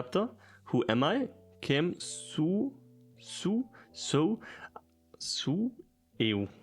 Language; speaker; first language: Portuguese; non-native, learner; German